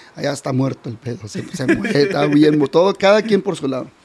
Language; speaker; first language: Spanish; early bilingual, heritage; Spanish